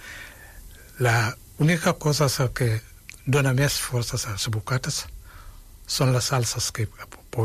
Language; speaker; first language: Catalan; non-native, fluent; Wolof